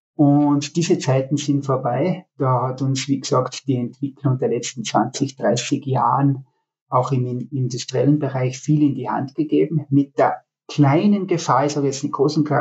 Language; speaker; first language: German; native; German